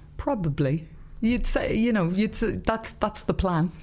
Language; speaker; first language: English; native; English